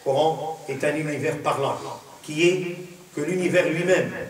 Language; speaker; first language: French; non-native, local second language; Arabic